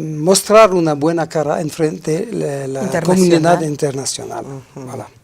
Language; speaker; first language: Spanish; non-native, fluent; French